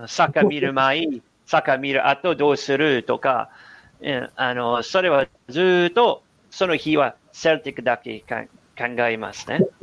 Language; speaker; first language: Japanese; non-native, learner; English